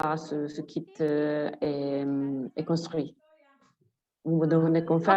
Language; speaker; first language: French; non-native, fluent; Italian